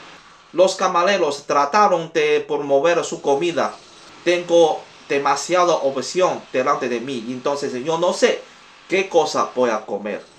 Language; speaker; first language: Spanish; non-native, learner; Chinese